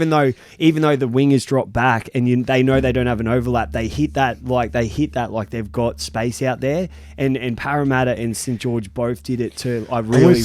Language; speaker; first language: English; native; English